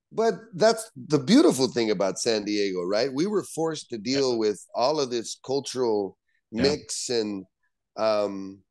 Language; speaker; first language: English; native; English